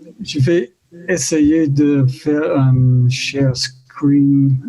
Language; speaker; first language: French; non-native, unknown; Dutch